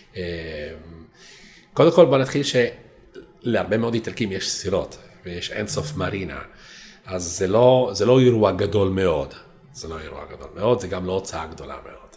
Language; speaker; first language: Hebrew; non-native, fluent; Italian